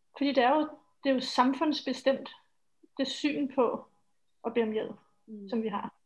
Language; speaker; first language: Danish; native; Danish